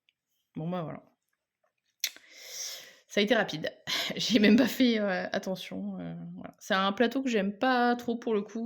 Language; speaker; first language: French; native; French